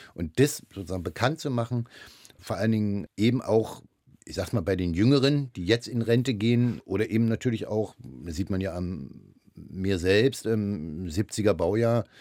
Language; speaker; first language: German; native; German